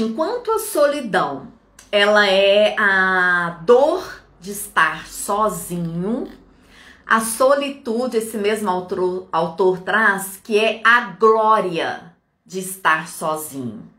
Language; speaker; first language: Portuguese; native; Portuguese